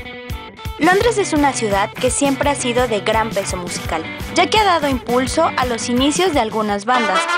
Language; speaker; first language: Spanish; native; Spanish